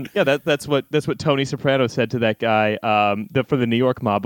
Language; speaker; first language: English; native; English